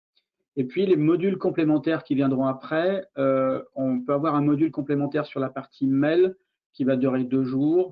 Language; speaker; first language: French; native; French